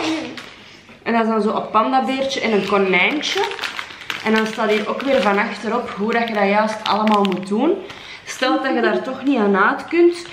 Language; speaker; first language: Dutch; native; Dutch